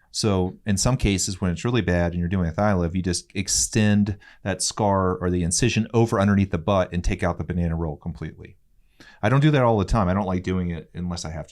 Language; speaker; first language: English; native; English